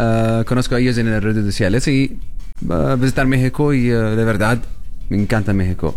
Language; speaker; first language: Spanish; non-native, learner; Arabic